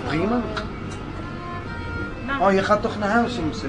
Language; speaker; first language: Dutch; non-native, learner; Hebrew